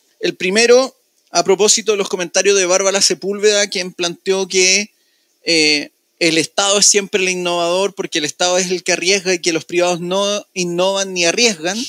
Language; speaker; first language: Spanish; native; Spanish